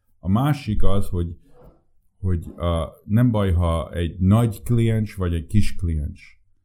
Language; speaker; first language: Hungarian; early bilingual, heritage; Hungarian